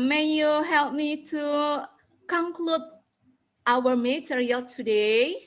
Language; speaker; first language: English; non-native, learner; Indonesian